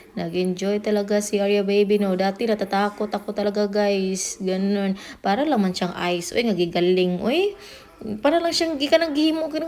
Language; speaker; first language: Filipino; non-native, local second language; Cebuano